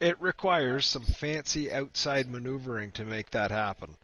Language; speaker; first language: English; native; English